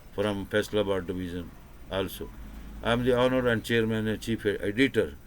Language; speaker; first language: English; non-native, local second language; Urdu